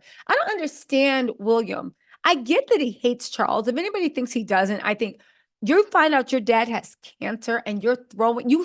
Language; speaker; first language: English; native; English